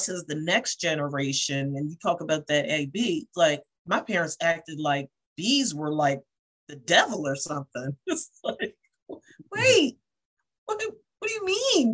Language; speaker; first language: English; native; English